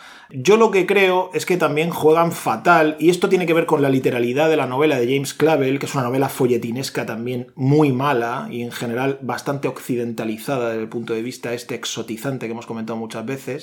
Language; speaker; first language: Spanish; native; Spanish